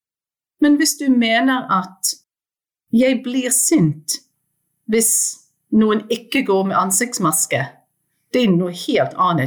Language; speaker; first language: Norwegian; non-native, fluent; English